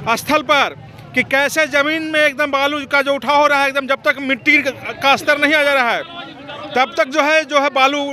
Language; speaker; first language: Hindi; native; Hindi